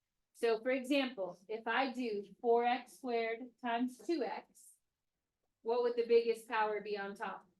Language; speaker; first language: English; native; English